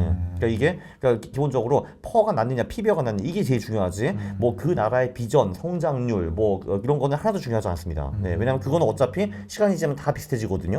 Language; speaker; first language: Korean; native; Korean